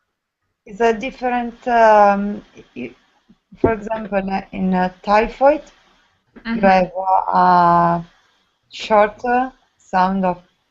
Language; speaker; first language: English; non-native, learner; Italian